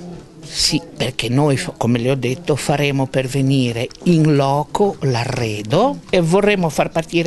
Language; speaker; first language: Italian; native; Italian